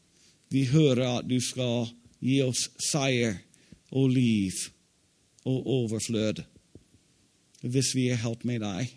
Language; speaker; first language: Swedish; non-native, fluent; English